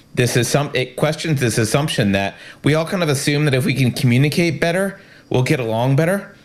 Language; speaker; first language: English; native; English